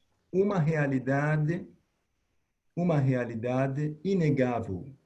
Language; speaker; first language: Portuguese; non-native, fluent; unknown